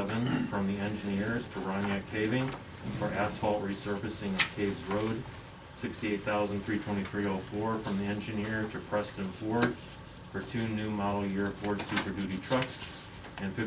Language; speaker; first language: English; native; English